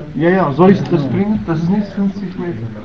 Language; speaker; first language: German; non-native, learner; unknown